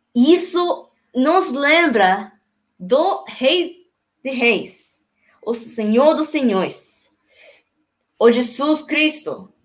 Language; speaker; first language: Portuguese; non-native, learner; Spanish